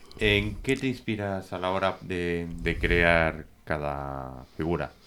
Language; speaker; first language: Spanish; native; Spanish